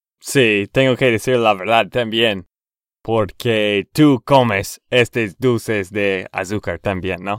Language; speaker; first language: Spanish; non-native, learner; English